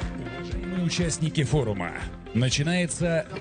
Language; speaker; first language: Russian; native; Russian